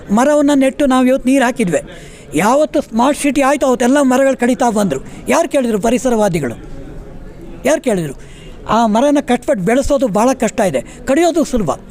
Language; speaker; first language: Kannada; native; Kannada